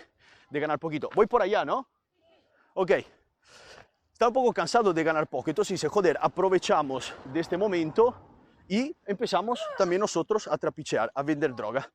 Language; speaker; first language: Spanish; non-native, fluent; Italian